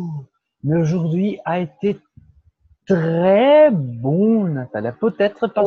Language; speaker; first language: French; non-native, learner; Portuguese